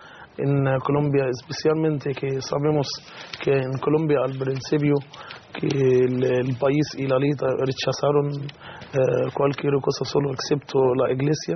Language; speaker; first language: Spanish; non-native, learner; Arabic